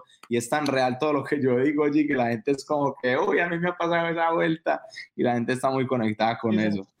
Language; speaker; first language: Spanish; native; Spanish